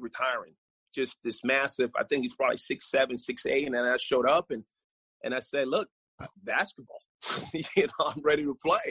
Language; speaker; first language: English; non-native, fluent; Spanish